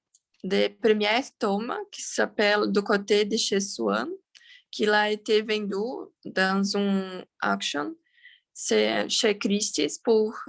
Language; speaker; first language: French; non-native, learner; Portuguese